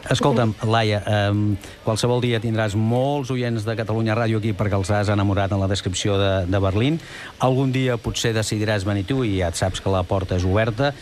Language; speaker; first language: Catalan; native; Catalan